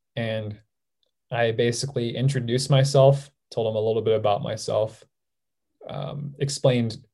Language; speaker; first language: English; native; English